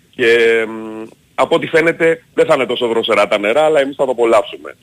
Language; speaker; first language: Greek; native; Greek